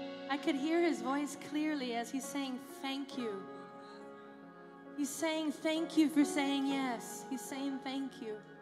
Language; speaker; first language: English; early bilingual, other home language; Spanish